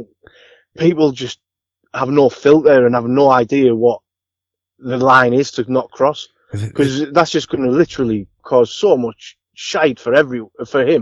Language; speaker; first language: English; native; English